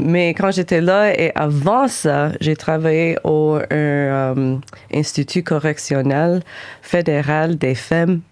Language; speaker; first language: French; non-native, local second language; English